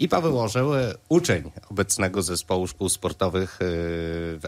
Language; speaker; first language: Polish; native; Polish